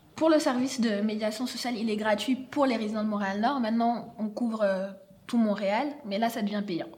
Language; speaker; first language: French; native; French